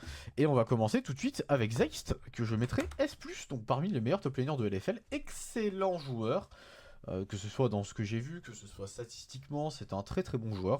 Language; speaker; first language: French; native; French